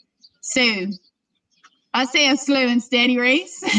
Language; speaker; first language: English; native; English